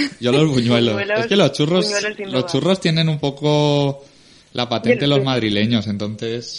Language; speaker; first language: Spanish; native; Spanish